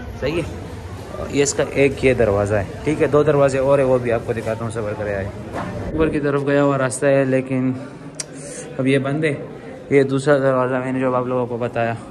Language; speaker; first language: Urdu; non-native, local second language; Pashto